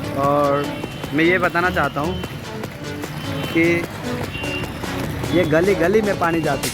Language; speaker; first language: Hindi; non-native, local second language; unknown